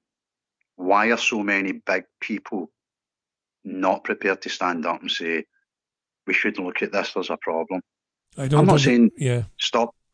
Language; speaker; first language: English; native; English